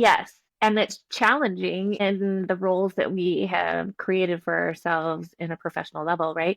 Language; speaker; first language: English; native; English